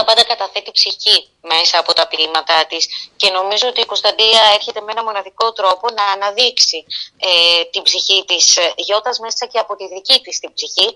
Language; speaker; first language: Greek; native; Greek